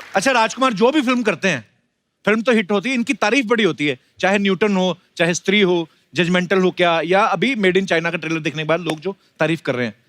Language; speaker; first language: Hindi; non-native, local second language; Punjabi